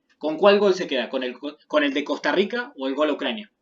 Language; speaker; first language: Spanish; native; Spanish